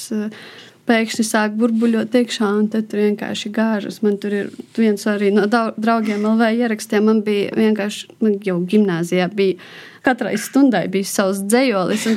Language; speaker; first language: Latvian; non-native, local second language; Russian